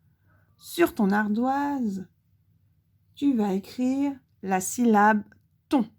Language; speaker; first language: French; native; French